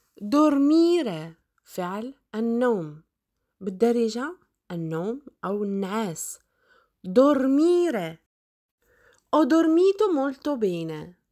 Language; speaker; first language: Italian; non-native, fluent; Arabic